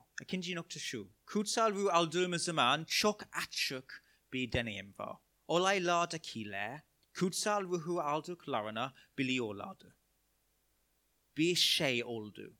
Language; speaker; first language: Turkish; non-native, fluent; English